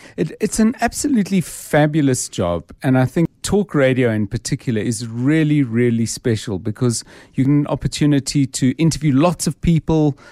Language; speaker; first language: English; native; English